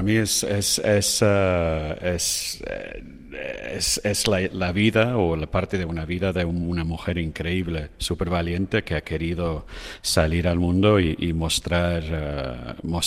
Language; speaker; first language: Spanish; non-native, fluent; English